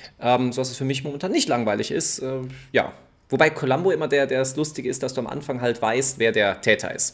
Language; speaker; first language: German; native; German